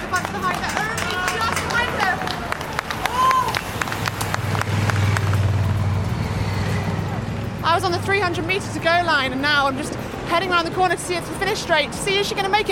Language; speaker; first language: English; native; English